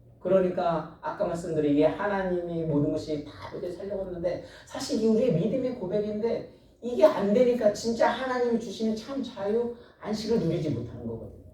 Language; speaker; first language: Korean; native; Korean